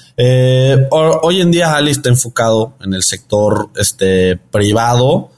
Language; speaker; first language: Spanish; early bilingual, heritage; Spanish